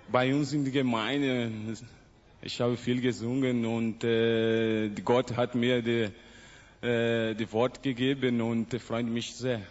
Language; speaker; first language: German; non-native, learner; Portuguese